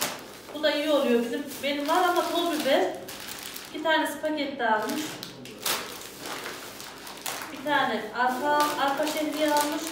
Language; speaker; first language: Turkish; native; Turkish